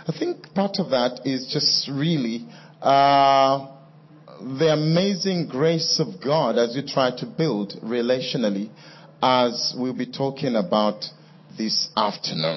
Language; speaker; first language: English; non-native, local second language; Bemba